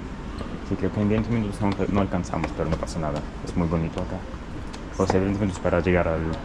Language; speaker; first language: Spanish; non-native, fluent; German